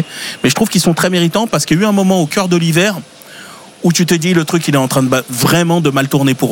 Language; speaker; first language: French; native; French